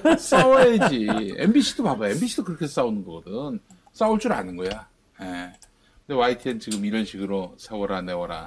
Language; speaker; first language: Korean; native; Korean